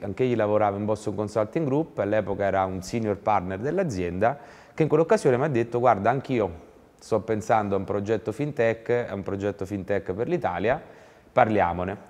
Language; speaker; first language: Italian; native; Italian